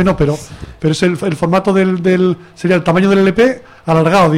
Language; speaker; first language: Spanish; native; Spanish